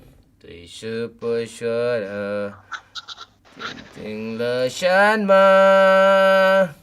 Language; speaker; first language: Chinese; non-native, learner; Indonesian